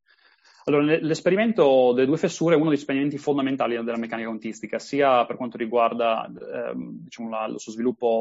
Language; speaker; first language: Italian; native; Italian